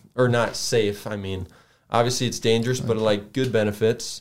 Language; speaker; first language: English; native; English